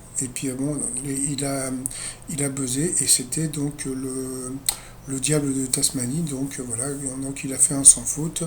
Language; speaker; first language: French; native; French